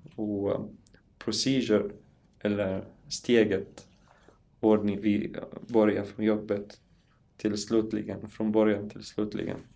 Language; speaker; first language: Swedish; non-native, learner; Arabic